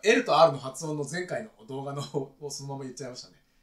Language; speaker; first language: Japanese; native; Japanese